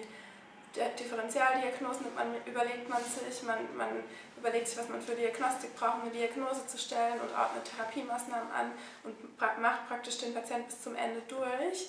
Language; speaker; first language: German; native; German